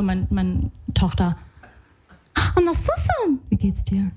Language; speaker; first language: German; early bilingual, other home language; Arabic